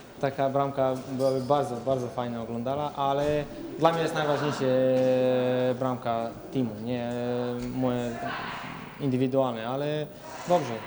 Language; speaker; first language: Polish; non-native, learner; Serbian